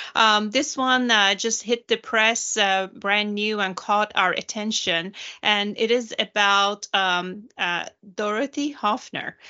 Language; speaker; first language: English; non-native, fluent; Turkish